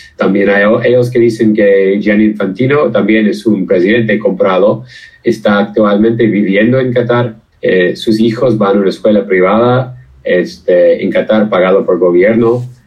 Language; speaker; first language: Spanish; non-native, fluent; English